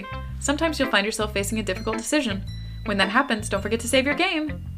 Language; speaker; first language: English; native; English